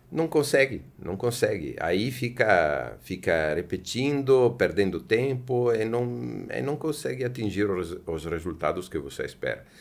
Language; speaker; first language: Portuguese; non-native, fluent; Italian